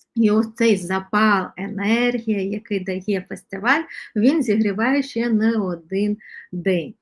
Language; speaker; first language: Ukrainian; non-native, local second language; Russian